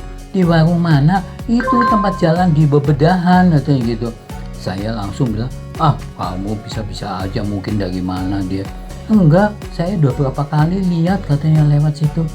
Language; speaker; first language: Indonesian; non-native, local second language; Dutch